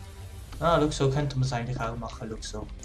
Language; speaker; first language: German; native; German